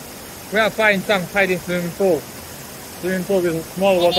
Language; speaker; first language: English; non-native, learner; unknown